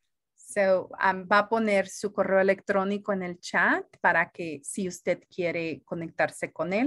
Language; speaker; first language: Spanish; early bilingual, heritage; Spanish